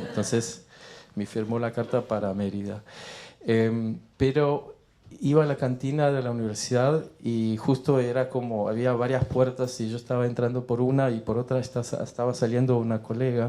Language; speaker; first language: Spanish; non-native, fluent; German